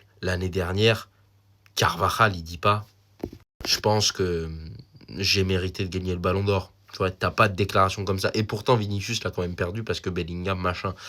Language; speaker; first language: French; native; French